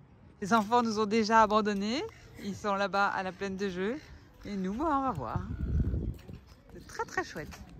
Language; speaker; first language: French; native; French